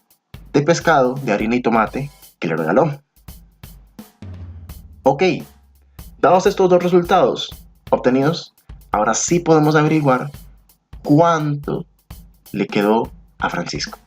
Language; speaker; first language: Spanish; native; Spanish